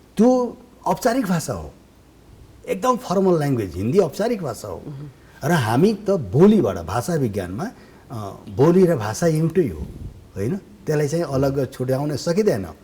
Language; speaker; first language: Nepali; non-native, local second language; Bhojpuri